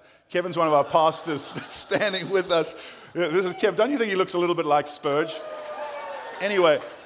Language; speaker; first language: English; native; English